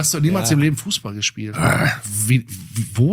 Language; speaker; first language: German; native; German